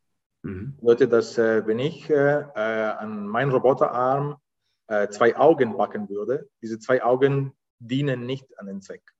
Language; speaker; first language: German; non-native, fluent; Italian